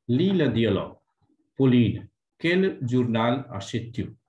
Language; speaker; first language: French; non-native, fluent; Hindi